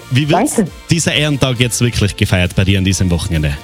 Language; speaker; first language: German; native; German